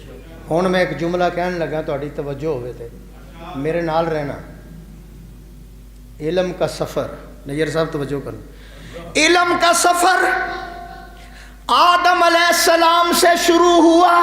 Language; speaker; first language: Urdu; non-native, local second language; Punjabi